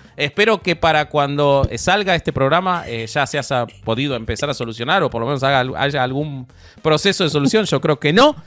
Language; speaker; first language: Spanish; native; Spanish